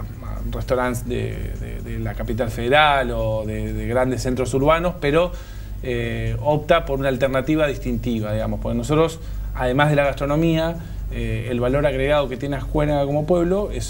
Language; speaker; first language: Spanish; native; Spanish